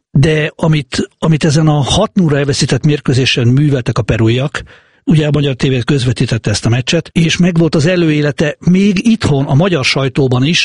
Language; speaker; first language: Hungarian; native; Hungarian